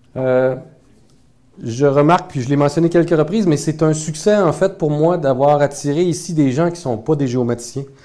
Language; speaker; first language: French; native; French